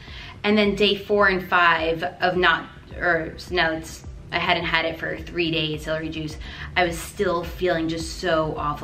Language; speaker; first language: English; native; English